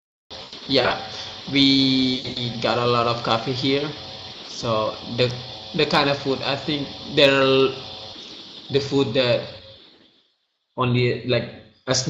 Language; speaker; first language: English; non-native, learner; Indonesian